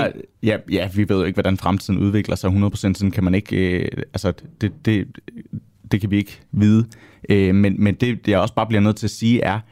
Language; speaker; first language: Danish; native; Danish